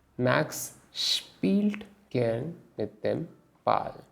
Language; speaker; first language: German; non-native, learner; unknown